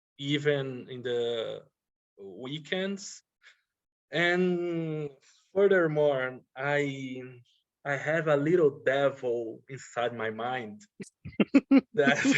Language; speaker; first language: English; non-native, learner; Portuguese